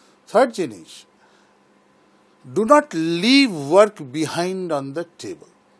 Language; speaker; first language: English; non-native, local second language; Bangla